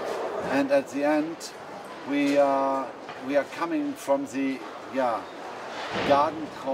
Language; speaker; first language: English; non-native, fluent; German